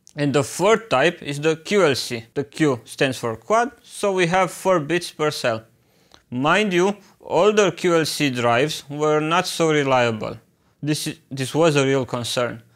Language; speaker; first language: English; non-native, fluent; Romanian